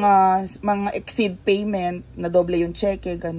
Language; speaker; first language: Filipino; native; Filipino